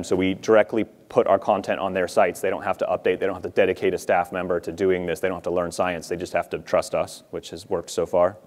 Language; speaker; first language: English; native; English